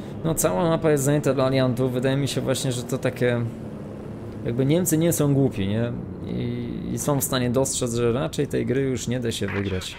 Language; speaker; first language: Polish; native; Polish